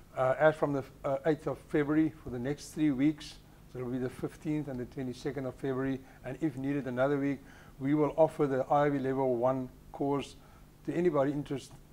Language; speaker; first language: English; non-native, local second language; Afrikaans